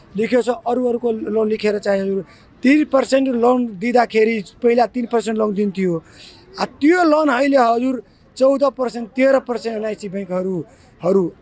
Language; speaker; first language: Nepali; non-native, local second language; Maithili